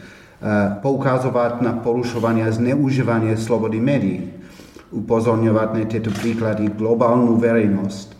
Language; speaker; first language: Slovak; non-native, fluent; English